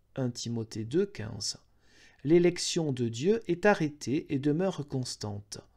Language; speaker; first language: French; native; French